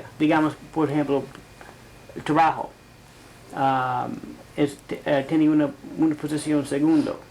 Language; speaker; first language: Spanish; non-native, fluent; English